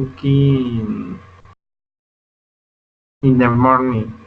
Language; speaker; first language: English; non-native, learner; Spanish